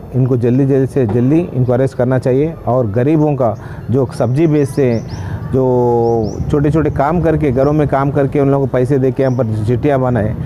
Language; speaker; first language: Hindi; non-native, local second language; Urdu